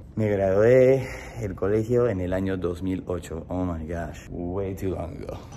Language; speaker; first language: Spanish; non-native, fluent; English